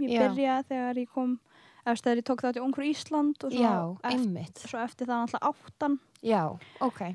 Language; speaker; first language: Icelandic; early bilingual, other home language; Filipino